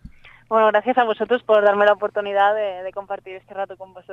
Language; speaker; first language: Spanish; native; Spanish